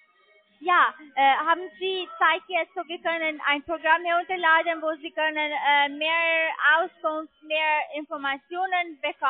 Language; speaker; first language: German; non-native, learner; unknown